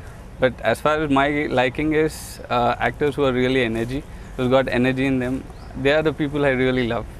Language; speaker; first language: English; non-native, local second language; Telugu